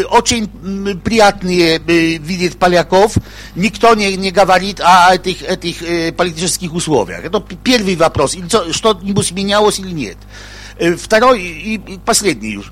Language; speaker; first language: Russian; non-native, learner; Polish